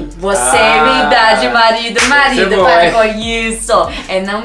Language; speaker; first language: Portuguese; non-native, fluent; English